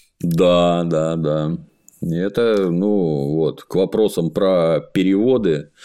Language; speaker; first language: Russian; native; Russian